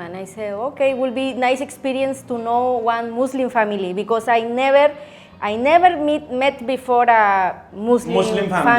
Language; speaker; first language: English; non-native, learner; Spanish